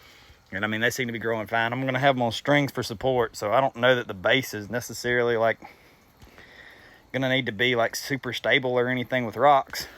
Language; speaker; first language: English; native; English